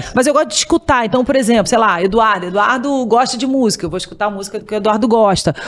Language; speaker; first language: Portuguese; native; Portuguese